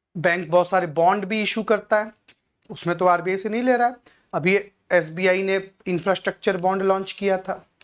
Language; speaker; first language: Hindi; native; Hindi